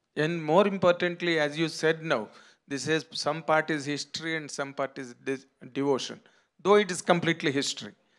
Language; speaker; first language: English; non-native, local second language; Telugu